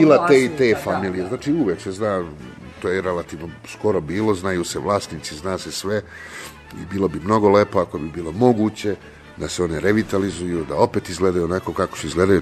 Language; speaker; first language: Serbian; native; Serbian